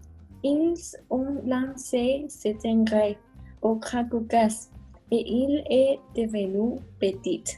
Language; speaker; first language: French; non-native, learner; Spanish